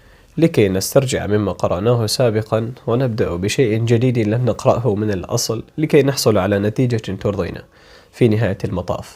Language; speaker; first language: Arabic; native; Arabic